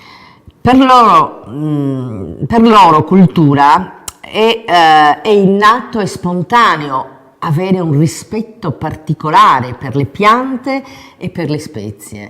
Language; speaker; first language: Italian; native; Italian